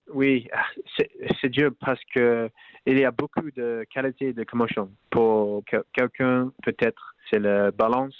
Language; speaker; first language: French; non-native, learner; English